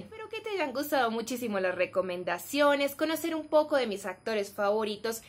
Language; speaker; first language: Spanish; native; Spanish